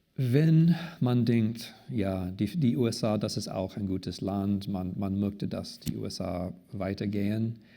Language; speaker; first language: German; non-native, fluent; English